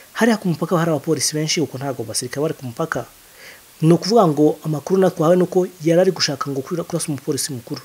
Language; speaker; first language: Kinyarwanda; native; Kinyarwanda